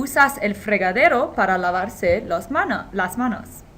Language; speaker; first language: Spanish; non-native, fluent; English